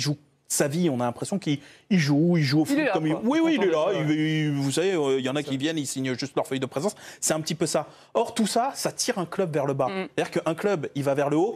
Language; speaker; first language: French; native; French